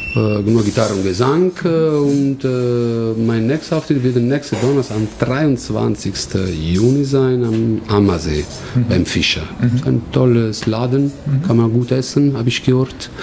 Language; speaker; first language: German; non-native, learner; Italian